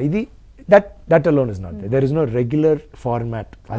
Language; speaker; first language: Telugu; non-native, local second language; Tamil